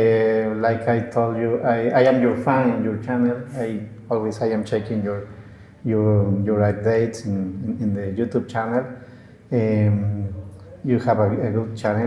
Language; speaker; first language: English; non-native, learner; Spanish